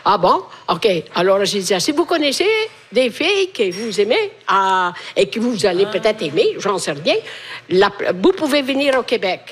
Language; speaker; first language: French; non-native, fluent; Italian